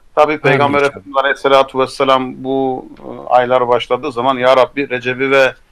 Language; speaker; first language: Turkish; native; Turkish